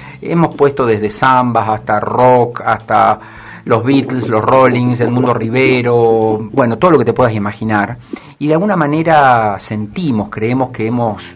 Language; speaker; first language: Spanish; native; Spanish